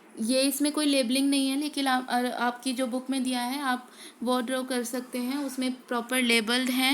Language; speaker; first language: Hindi; native; Hindi